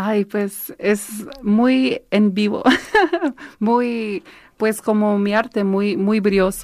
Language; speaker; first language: Spanish; early bilingual, heritage; Spanish